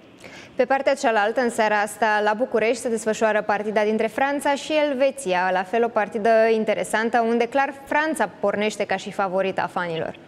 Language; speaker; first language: Romanian; native; Romanian